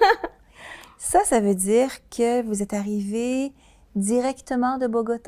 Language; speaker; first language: French; native; French